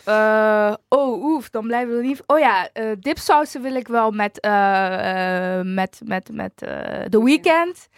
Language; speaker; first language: Dutch; early bilingual, other home language; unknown